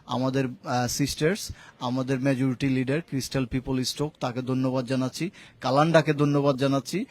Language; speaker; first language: Bangla; native; Bangla